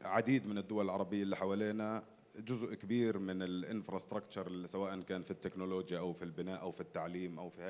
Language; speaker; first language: Arabic; native; Arabic